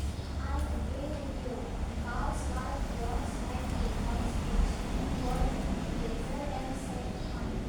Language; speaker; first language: English; non-native, learner; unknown